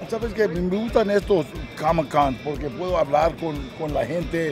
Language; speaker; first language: Spanish; early bilingual, heritage; English